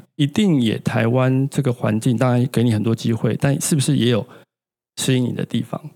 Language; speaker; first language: Chinese; native; Chinese